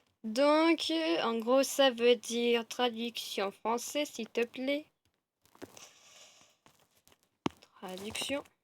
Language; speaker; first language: French; native; French